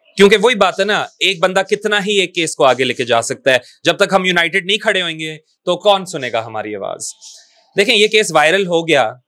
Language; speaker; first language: Urdu; non-native, local second language; Punjabi